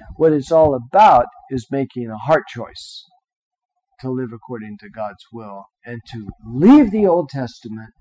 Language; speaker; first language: English; native; English